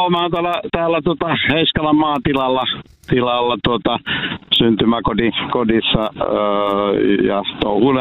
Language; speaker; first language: Finnish; native; Finnish